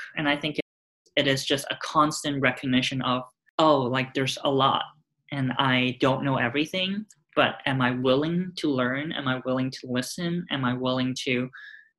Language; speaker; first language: English; non-native, local second language; Cantonese